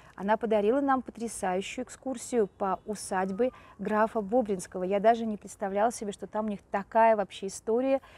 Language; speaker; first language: Russian; native; Russian